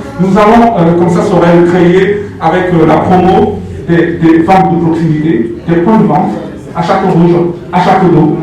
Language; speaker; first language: French; non-native, local second language; Lingala